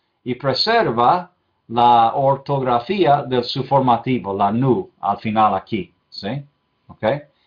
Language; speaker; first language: Spanish; non-native, fluent; English